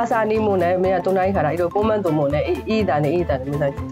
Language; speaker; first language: Japanese; non-native, fluent; Burmese